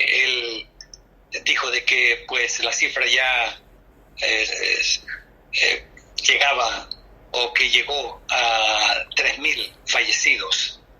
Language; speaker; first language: Spanish; native; Spanish